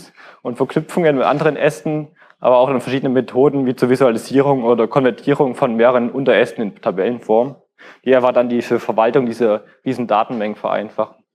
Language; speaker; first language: German; native; German